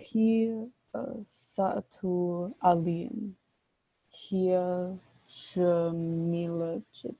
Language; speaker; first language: Arabic; non-native, learner; English